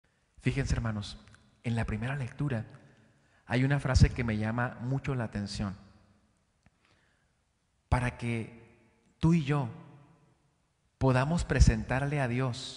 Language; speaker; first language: Spanish; native; Spanish